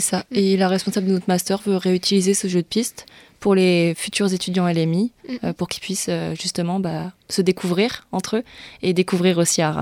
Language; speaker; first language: French; native; French